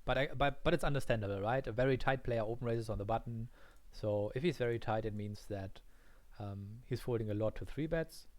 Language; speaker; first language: English; non-native, fluent; German